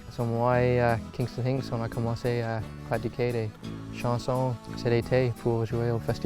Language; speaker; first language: French; non-native, local second language; English